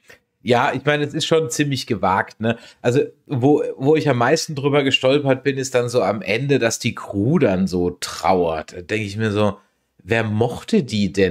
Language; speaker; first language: German; native; German